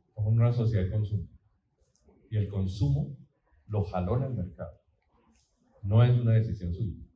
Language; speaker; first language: Spanish; native; Spanish